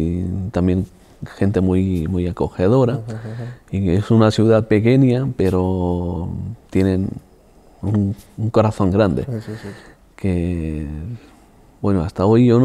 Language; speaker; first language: Spanish; non-native, fluent; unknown